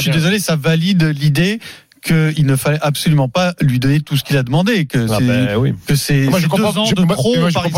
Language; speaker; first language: French; native; French